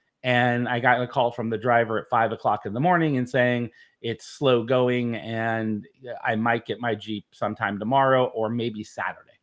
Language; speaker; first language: English; native; English